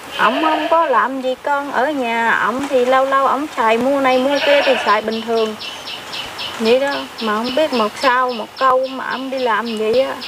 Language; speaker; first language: Vietnamese; non-native, local second language; Khmer